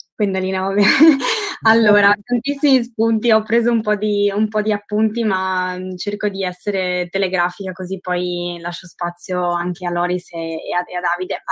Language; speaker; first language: Italian; native; Italian